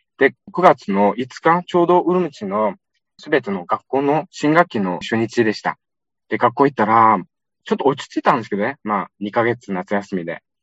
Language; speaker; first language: Japanese; non-native, fluent; Uyghur